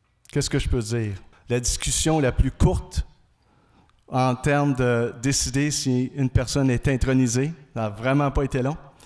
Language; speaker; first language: French; native; French